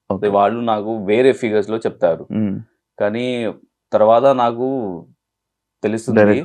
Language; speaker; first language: Telugu; non-native, learner; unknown